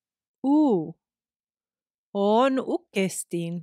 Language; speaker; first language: Greek; non-native, learner; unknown